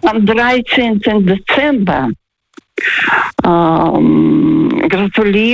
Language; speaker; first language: German; non-native, fluent; Russian